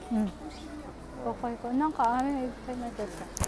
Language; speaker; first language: Japanese; non-native, fluent; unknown